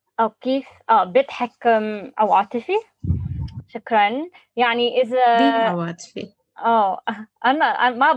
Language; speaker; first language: Arabic; non-native, learner; English